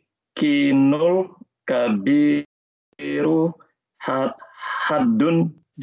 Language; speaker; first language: Arabic; non-native, learner; Indonesian